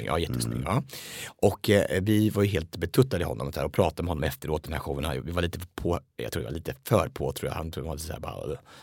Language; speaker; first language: Swedish; native; Swedish